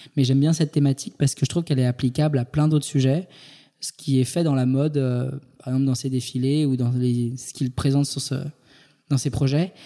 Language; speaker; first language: French; native; French